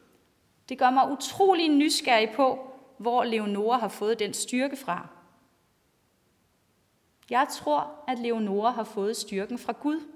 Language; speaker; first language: Danish; native; Danish